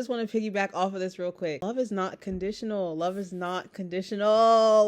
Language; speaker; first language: English; native; English